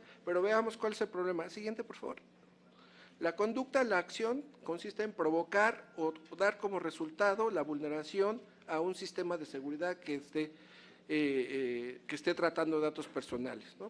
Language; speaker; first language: Spanish; native; Spanish